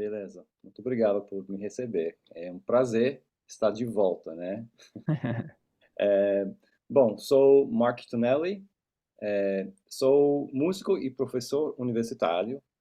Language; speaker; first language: Portuguese; non-native, fluent; English